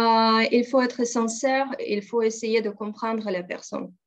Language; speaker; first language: French; non-native, fluent; Russian